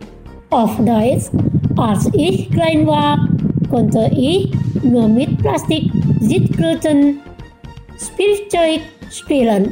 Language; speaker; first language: German; non-native, fluent; Indonesian